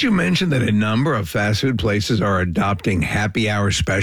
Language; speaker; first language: English; native; English